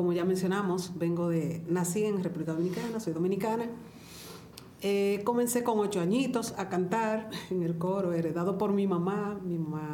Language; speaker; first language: Spanish; native; Spanish